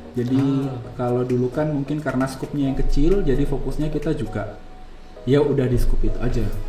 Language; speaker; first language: Indonesian; native; Indonesian